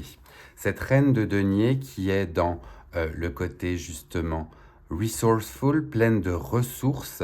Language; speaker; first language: French; native; French